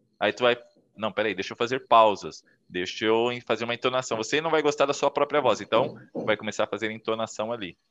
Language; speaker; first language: Portuguese; native; Portuguese